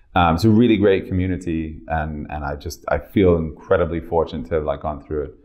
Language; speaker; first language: English; native; English